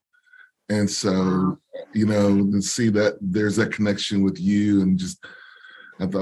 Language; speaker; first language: English; native; English